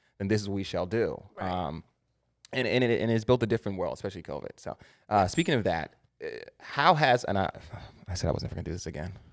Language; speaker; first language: English; native; English